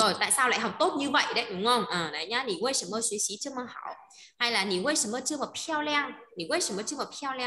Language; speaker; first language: Vietnamese; native; Vietnamese